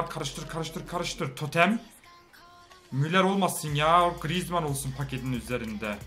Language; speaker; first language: Turkish; native; Turkish